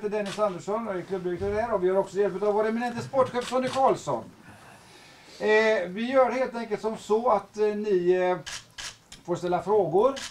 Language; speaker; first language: Swedish; native; Swedish